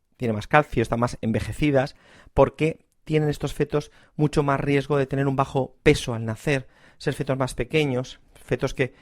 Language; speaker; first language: Spanish; native; Spanish